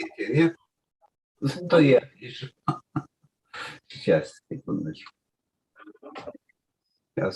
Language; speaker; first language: Russian; native; Russian